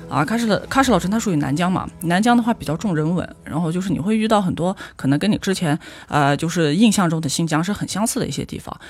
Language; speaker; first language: Chinese; native; Chinese